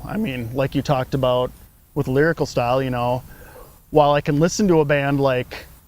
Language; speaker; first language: English; native; English